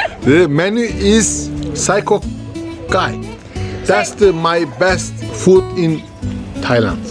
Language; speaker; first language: English; non-native, learner; Turkish